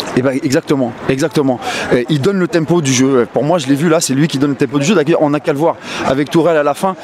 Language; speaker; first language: French; native; French